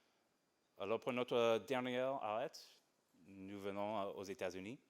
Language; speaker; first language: French; non-native, fluent; English